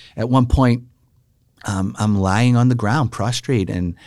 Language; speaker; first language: English; native; English